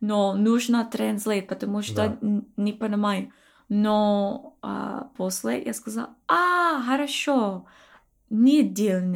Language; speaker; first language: Russian; non-native, learner; English